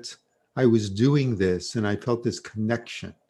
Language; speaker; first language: English; native; English